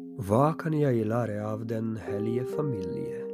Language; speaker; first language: Norwegian; non-native, fluent; Polish